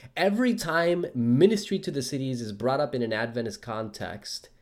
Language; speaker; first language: English; native; English